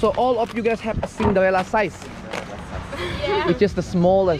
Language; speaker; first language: English; non-native, learner; Indonesian